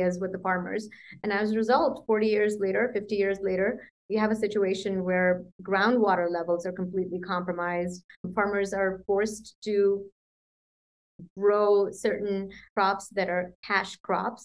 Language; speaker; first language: English; non-native, local second language; Punjabi